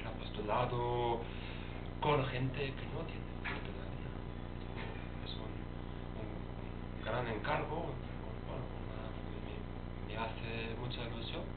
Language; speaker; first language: Spanish; non-native, fluent; German